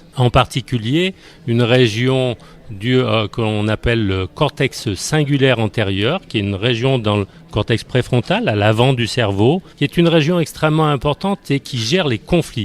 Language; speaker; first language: French; native; French